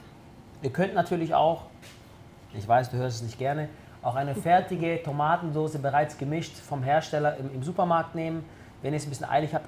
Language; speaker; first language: German; early bilingual, other home language; Italian